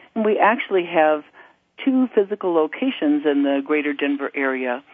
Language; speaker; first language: English; native; English